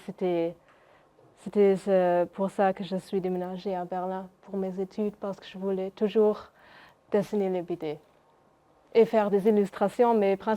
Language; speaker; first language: French; non-native, local second language; Luxembourgish